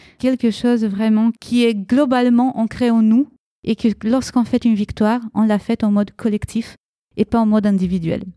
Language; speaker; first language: French; early bilingual, other home language; Romanian